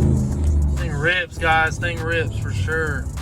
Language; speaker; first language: English; native; English